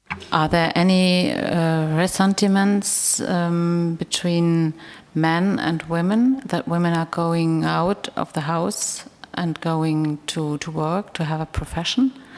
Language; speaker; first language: English; non-native, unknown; German